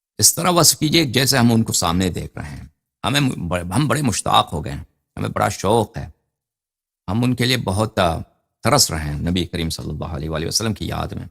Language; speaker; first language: Urdu; non-native, fluent; Persian